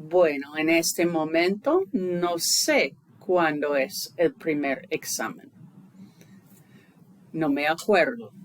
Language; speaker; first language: Spanish; non-native, fluent; English